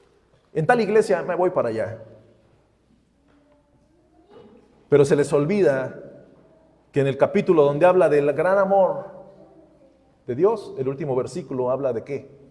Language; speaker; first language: Spanish; native; Spanish